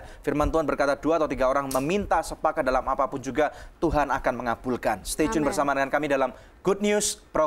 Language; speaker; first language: Indonesian; native; Indonesian